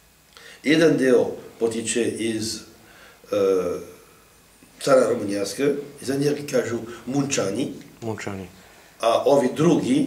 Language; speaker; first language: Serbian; non-native, fluent; French